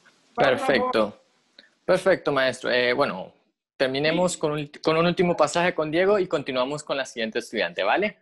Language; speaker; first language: Spanish; native; Spanish